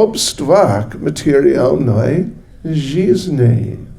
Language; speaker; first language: Russian; non-native, learner; English